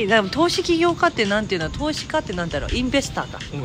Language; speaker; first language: Japanese; non-native, fluent; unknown